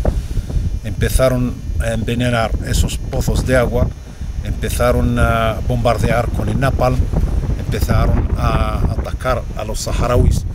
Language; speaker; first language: Spanish; non-native, local second language; Arabic